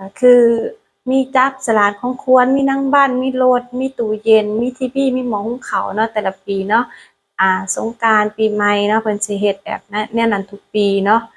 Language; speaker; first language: Thai; non-native, learner; Lao